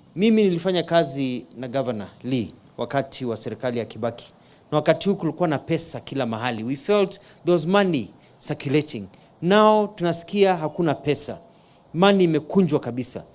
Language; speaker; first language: Swahili; non-native, local second language; Kamba